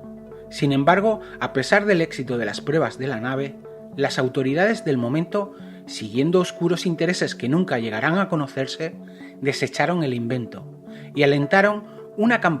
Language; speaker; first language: Spanish; native; Spanish